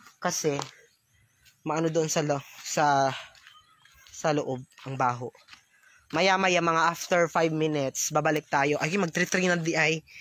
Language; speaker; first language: Filipino; non-native, local second language; Cebuano